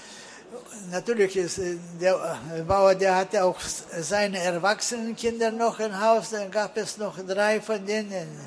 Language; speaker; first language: German; early bilingual, heritage; German